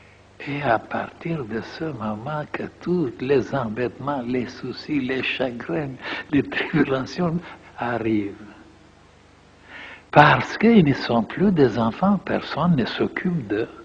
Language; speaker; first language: French; non-native, fluent; Bulgarian